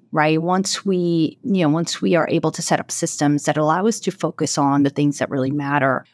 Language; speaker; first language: English; non-native, fluent; Portuguese